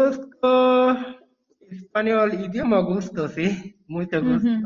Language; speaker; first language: Spanish; non-native, learner; Bangla